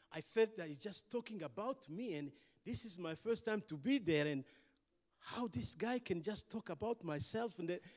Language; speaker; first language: English; non-native, local second language; Kinyarwanda